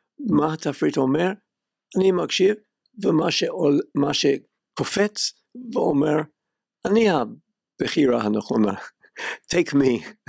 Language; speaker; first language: Hebrew; non-native, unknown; English